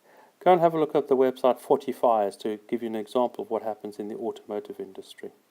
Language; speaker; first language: English; native; English